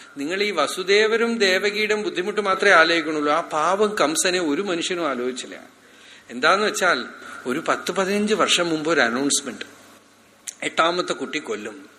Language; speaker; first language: Malayalam; native; Malayalam